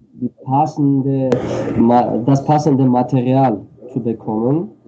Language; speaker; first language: German; non-native, learner; Armenian